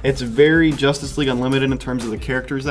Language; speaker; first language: English; native; English